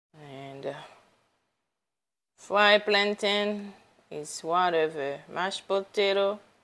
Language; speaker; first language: English; non-native, fluent; Haitian Creole